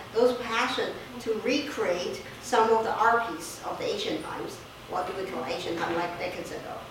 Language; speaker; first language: English; non-native, fluent; Chinese